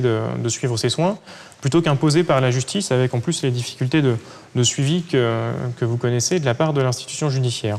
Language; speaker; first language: French; native; French